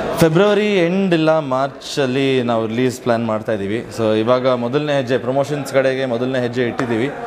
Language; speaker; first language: Kannada; native; Kannada